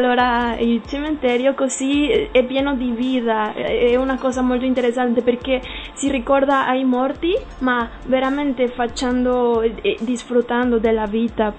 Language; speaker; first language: Italian; non-native, learner; Spanish